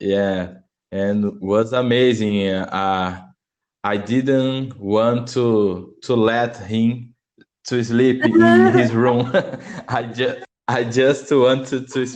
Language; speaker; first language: English; non-native, learner; Portuguese